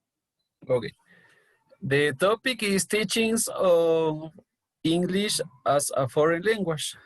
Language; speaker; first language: English; non-native, learner; Spanish